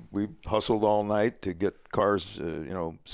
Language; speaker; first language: English; native; English